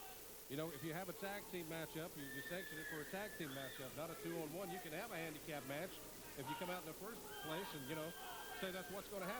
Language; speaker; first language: English; native; English